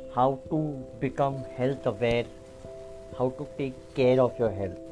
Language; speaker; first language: English; non-native, local second language; Bangla